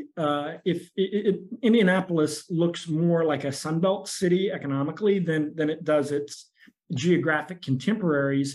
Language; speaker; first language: English; native; English